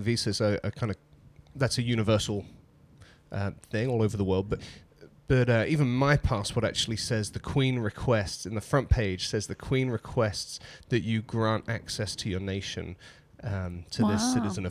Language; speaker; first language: English; native; English